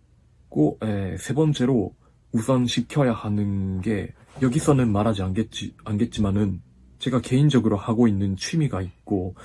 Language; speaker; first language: Korean; non-native, fluent; Japanese